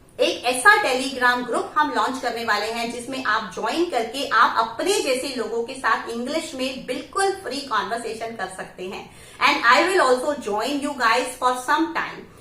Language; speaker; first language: Hindi; native; Hindi